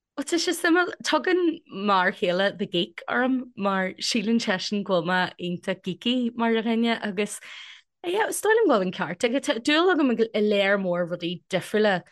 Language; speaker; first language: Irish; non-native, local second language; English